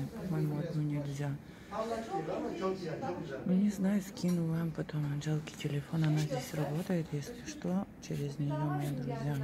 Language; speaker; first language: Russian; native; Russian